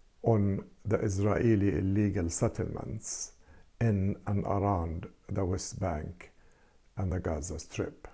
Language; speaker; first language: English; non-native, fluent; Arabic